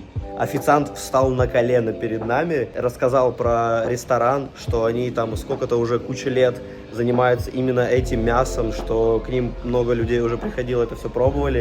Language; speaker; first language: Russian; native; Russian